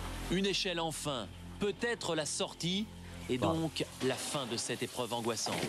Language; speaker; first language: French; native; French